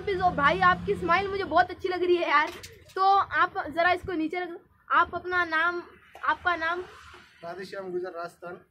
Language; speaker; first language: Hindi; native; Hindi